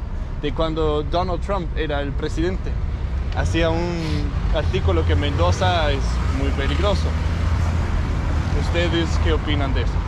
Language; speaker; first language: Spanish; non-native, learner; English